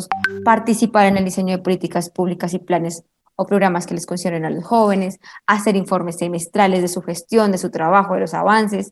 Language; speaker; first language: Spanish; native; Spanish